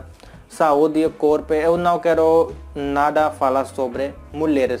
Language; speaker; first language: Portuguese; non-native, learner; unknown